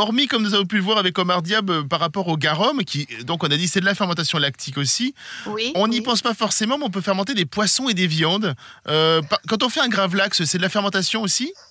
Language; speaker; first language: French; native; French